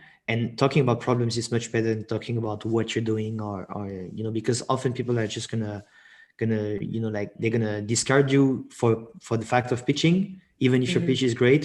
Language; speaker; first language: English; non-native, fluent; French